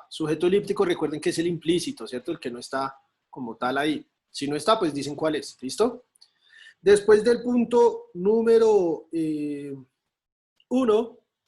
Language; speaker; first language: Spanish; native; Spanish